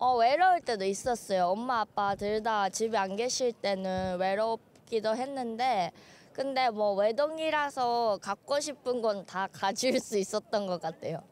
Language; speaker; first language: Korean; non-native, fluent; Japanese